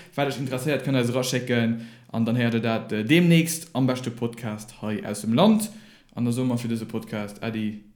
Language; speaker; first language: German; non-native, local second language; Luxembourgish